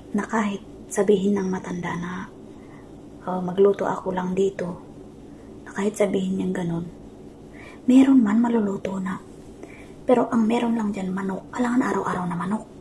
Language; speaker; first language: Filipino; non-native, local second language; Cebuano